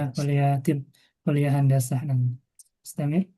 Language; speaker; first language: Arabic; non-native, fluent; Indonesian